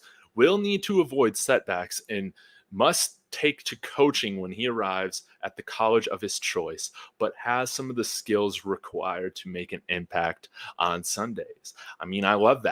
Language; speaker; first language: English; native; English